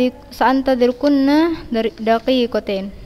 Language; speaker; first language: Arabic; non-native, fluent; Indonesian